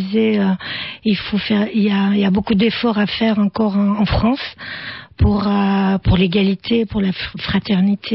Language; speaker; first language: French; non-native, fluent; Arabic